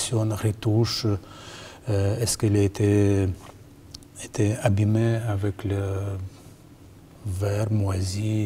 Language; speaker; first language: French; non-native, learner; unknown